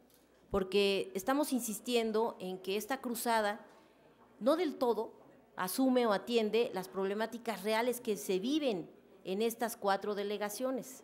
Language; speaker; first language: Spanish; native; Spanish